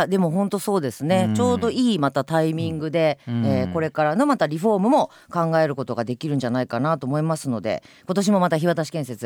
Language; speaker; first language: Japanese; native; Japanese